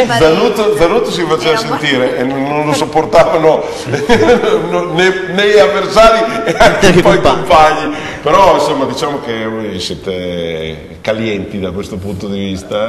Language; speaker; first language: Italian; native; Italian